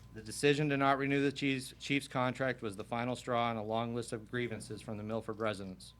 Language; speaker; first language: English; native; English